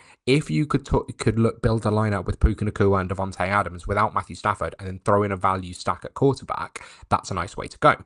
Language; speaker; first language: English; native; English